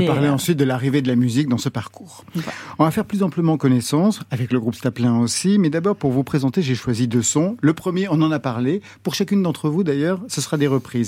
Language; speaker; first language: French; native; French